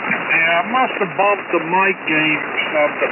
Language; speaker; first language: English; native; English